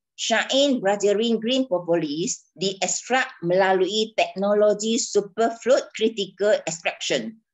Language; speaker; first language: Malay; non-native, local second language; Chinese